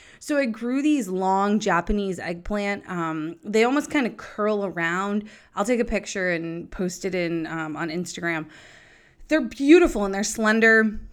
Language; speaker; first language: English; native; English